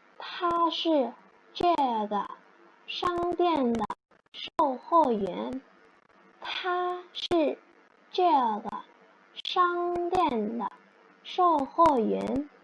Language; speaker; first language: Chinese; non-native, fluent; Indonesian